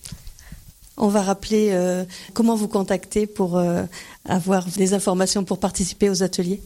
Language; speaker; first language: French; native; French